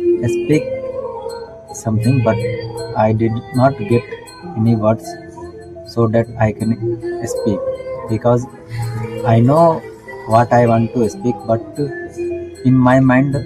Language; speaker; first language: English; non-native, learner; Hindi